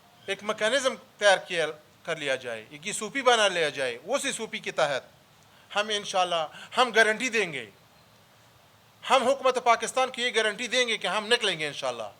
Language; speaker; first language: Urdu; early bilingual, other home language; Pashto